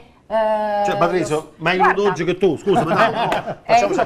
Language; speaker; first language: Italian; native; Italian